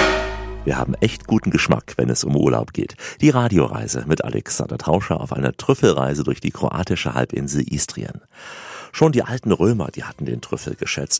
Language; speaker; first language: German; native; German